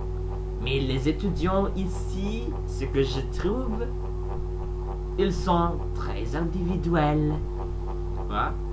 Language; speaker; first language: French; non-native, learner; Sasak